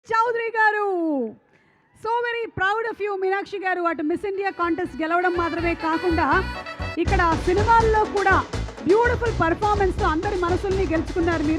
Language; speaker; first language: Telugu; native; Telugu